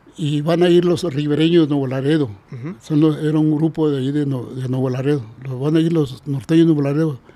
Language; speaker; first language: Spanish; native; Spanish